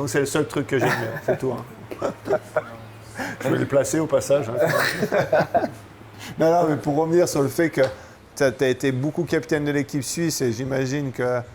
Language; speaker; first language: French; native; French